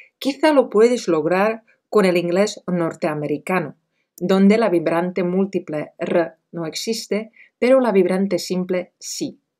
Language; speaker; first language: Spanish; non-native, fluent; Czech